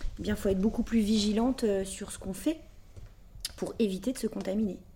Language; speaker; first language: French; native; French